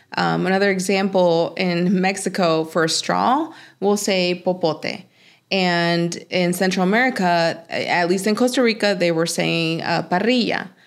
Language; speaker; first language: English; early bilingual, other home language; Spanish